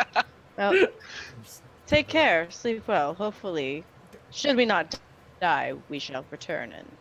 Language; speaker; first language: English; native; English